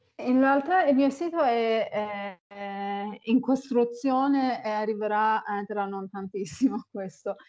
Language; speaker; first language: Italian; non-native, fluent; Persian